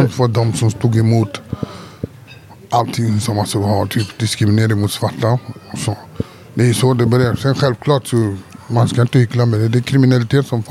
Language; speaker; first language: Swedish; early bilingual, other home language; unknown